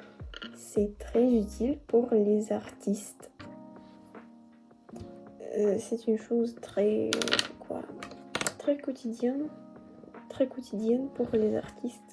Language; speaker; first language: French; non-native, learner; Russian